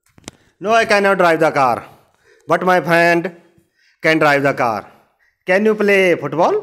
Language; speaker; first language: English; non-native, learner; Hindi